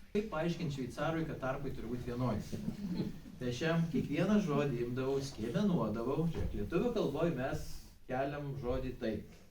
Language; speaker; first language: Lithuanian; native; Lithuanian